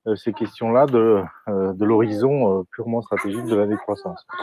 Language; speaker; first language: French; non-native, fluent; Spanish